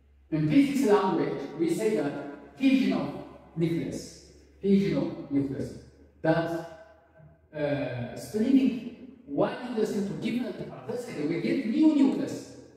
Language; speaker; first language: English; non-native, local second language; Amharic